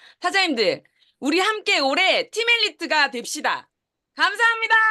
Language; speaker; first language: Korean; native; Korean